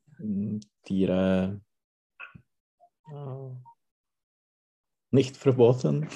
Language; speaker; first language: German; non-native, learner; Czech